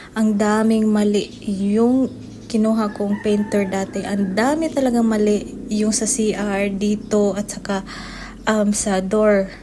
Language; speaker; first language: Filipino; non-native, local second language; Cebuano